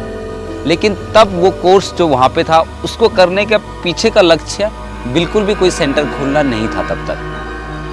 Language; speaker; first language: Hindi; native; Hindi